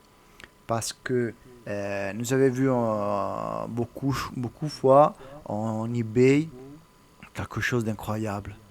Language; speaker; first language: French; non-native, learner; Italian